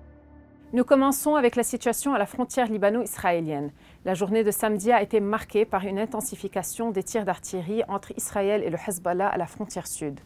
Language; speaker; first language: French; non-native, local second language; Arabic